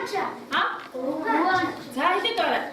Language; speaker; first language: Mongolian; native; Mongolian